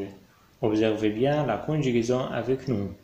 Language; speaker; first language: French; non-native, fluent; Arabic